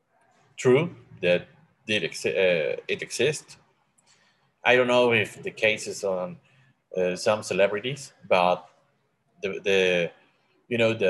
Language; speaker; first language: English; non-native, learner; Spanish